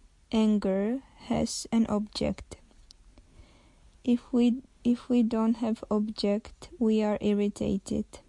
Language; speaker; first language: English; non-native, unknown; Czech